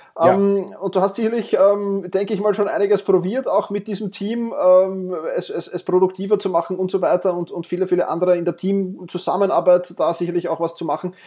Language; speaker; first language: German; native; German